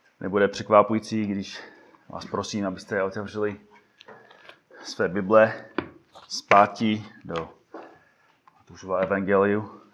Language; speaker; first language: Czech; non-native, fluent; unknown